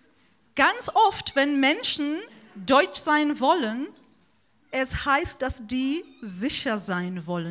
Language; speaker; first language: German; non-native, fluent; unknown